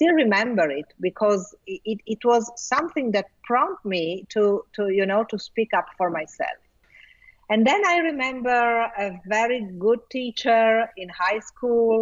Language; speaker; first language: English; non-native, fluent; Italian